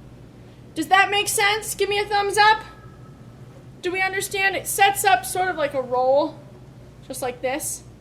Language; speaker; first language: English; native; English